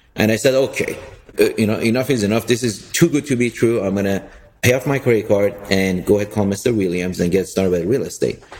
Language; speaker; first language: English; early bilingual, other home language; Persian